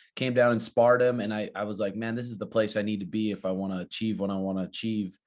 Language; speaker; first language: English; native; English